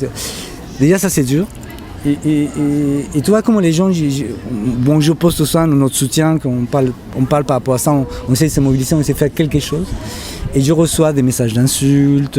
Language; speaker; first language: French; non-native, fluent; Spanish